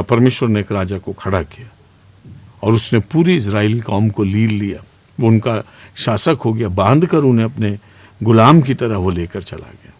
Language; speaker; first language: Hindi; native; Hindi